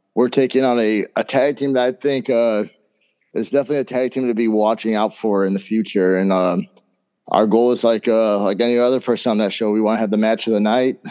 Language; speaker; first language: English; native; English